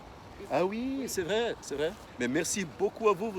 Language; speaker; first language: French; non-native, fluent; Portuguese